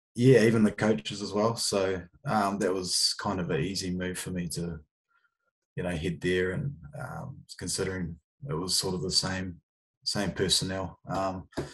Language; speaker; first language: English; native; English